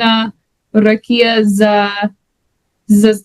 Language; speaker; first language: Bulgarian; non-native, learner; English